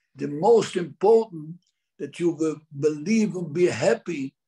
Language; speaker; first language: English; non-native, learner; Hebrew